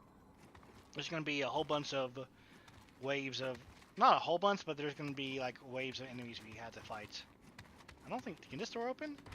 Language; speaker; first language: English; native; English